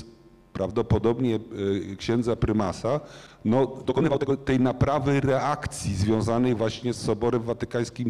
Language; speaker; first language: Polish; native; Polish